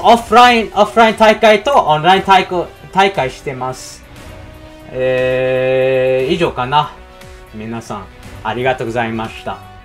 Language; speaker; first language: Japanese; non-native, learner; English